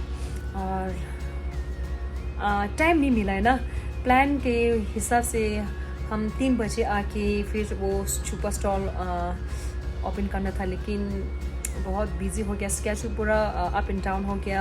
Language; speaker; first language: Hindi; non-native, local second language; Tibetan